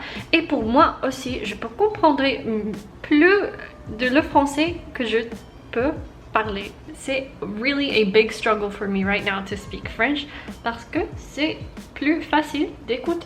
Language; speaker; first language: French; non-native, learner; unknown